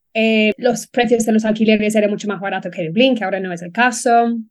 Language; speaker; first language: Spanish; non-native, fluent; English